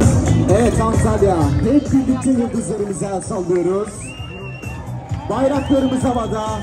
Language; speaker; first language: Turkish; native; Turkish